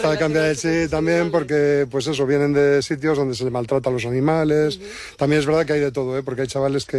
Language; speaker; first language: Spanish; native; Spanish